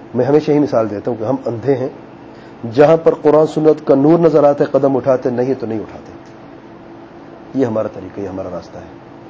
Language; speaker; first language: Urdu; native; Urdu